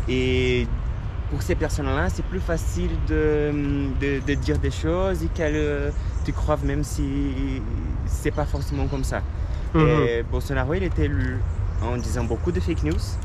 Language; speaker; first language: French; non-native, fluent; Portuguese